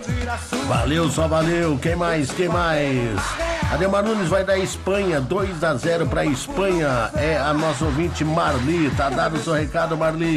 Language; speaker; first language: Portuguese; native; Portuguese